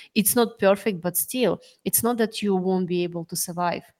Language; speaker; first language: English; non-native, fluent; Russian